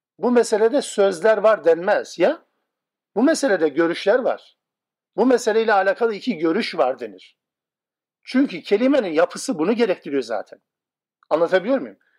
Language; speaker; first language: Turkish; non-native, local second language; Kurdish